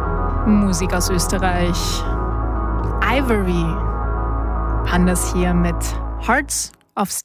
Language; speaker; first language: German; native; German